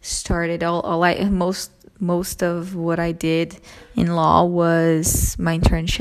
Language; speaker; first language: English; non-native, fluent; Portuguese